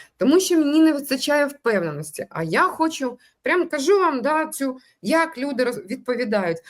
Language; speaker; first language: Ukrainian; non-native, local second language; Russian